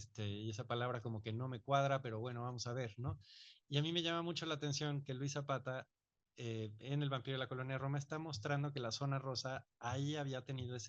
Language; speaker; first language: Spanish; native; Spanish